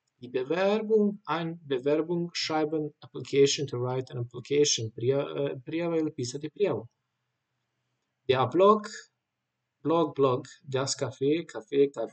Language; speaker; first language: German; non-native, fluent; Bosnian